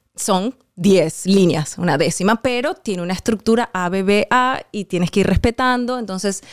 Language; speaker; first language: Spanish; native; Spanish